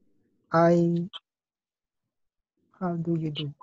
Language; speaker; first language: English; non-native, learner; Khmer